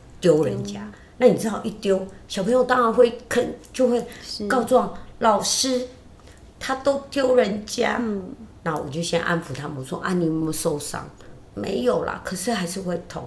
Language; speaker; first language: Chinese; native; Chinese